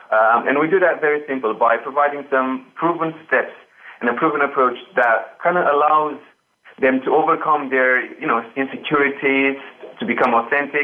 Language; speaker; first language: English; non-native, fluent; Romanian